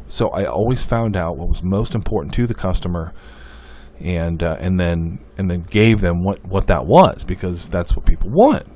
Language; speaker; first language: English; native; English